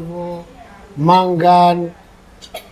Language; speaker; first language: Polish; non-native, learner; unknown